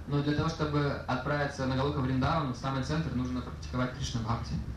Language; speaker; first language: Russian; native; Russian